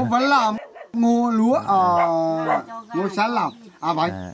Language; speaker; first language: Vietnamese; native; Vietnamese